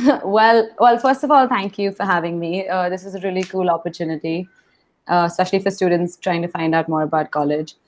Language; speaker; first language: English; non-native, local second language; Hindi